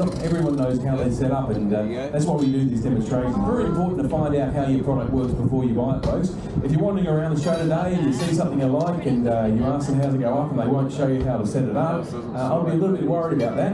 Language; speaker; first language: English; native; English